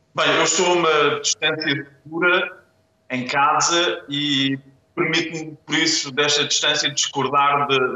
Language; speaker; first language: Portuguese; non-native, fluent; German